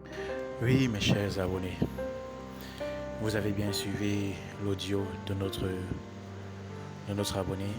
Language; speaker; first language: French; native; French